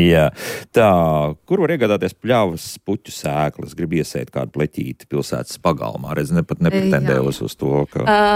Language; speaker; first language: Latvian; native; Latvian